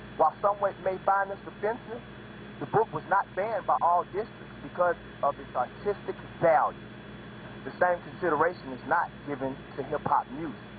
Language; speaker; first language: English; native; English